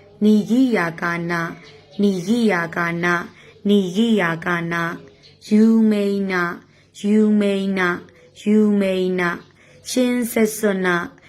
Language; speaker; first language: Japanese; non-native, fluent; Burmese